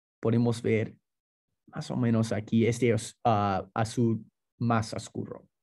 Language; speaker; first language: Spanish; non-native, fluent; English